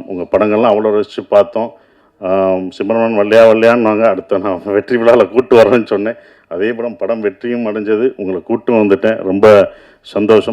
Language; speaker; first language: Tamil; native; Tamil